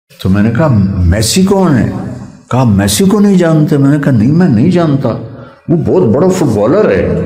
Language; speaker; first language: Urdu; non-native, local second language; Punjabi